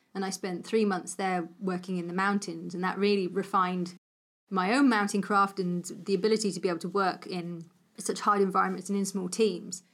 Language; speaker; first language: English; native; English